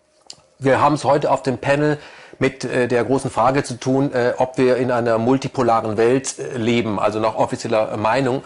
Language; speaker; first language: German; native; German